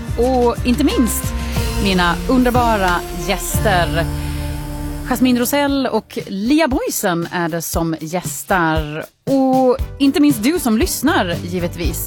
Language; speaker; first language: Swedish; native; Swedish